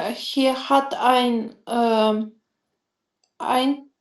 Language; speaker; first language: German; non-native, learner; Macedonian